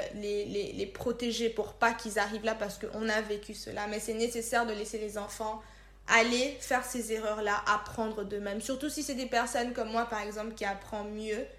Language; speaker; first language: French; non-native, local second language; Lingala